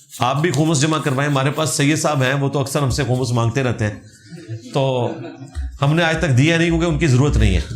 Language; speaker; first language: Urdu; non-native, local second language; Punjabi